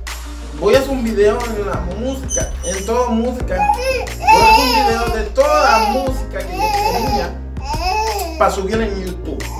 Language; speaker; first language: Spanish; non-native, learner; Haitian Creole